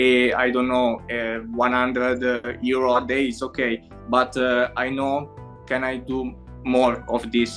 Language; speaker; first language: English; non-native, learner; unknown